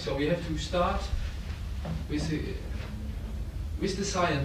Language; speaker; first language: English; non-native, learner; French